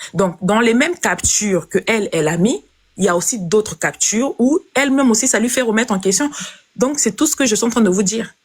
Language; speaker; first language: French; non-native, local second language; Lingala